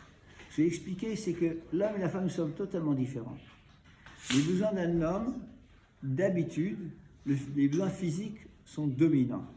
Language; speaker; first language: French; native; French